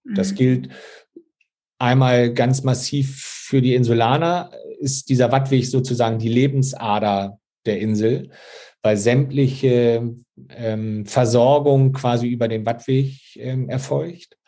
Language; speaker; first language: German; native; German